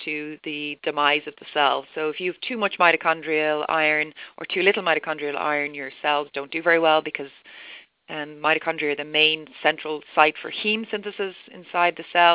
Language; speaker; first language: English; native; English